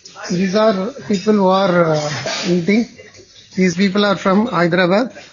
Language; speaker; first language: English; non-native, local second language; Telugu